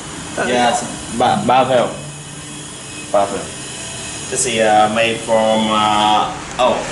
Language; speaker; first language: English; non-native, learner; Vietnamese